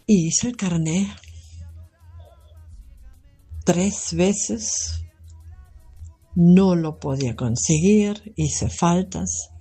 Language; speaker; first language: Spanish; non-native, fluent; German